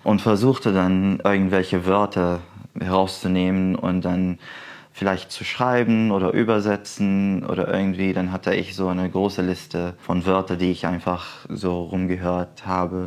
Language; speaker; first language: German; non-native, fluent; Arabic